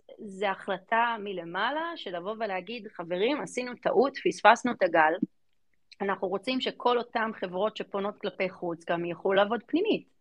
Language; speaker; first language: Hebrew; early bilingual, other home language; English